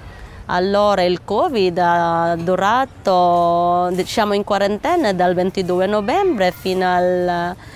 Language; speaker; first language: Italian; non-native, learner; Filipino